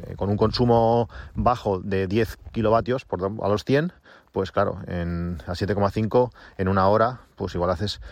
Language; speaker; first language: Spanish; native; Spanish